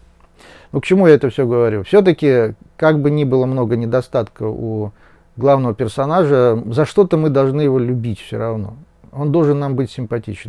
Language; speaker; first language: Russian; native; Russian